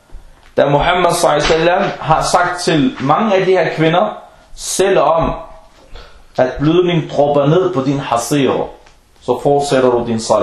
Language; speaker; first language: Danish; non-native, local second language; Arabic